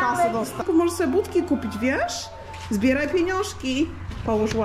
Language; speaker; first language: Polish; native; Polish